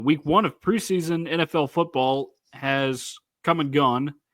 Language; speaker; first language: English; native; English